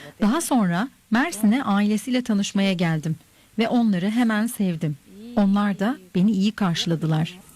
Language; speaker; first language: Turkish; non-native, fluent; Russian